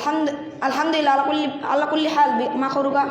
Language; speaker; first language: Arabic; non-native, learner; Bangla